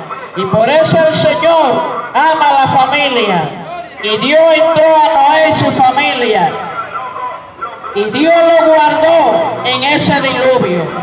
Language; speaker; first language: Spanish; native; Spanish